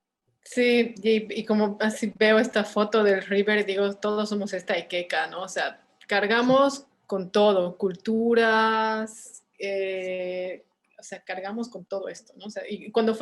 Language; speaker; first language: Spanish; native; Spanish